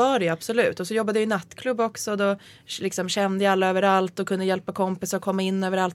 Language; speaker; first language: Swedish; native; Swedish